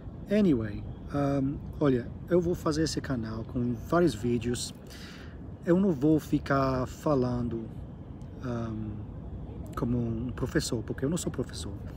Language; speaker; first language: Portuguese; non-native, learner; English